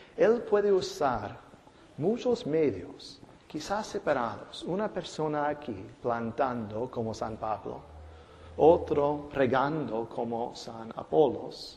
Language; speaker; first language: Spanish; non-native, fluent; English